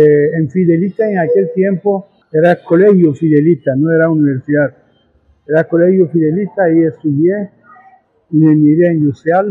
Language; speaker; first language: Spanish; non-native, fluent; Persian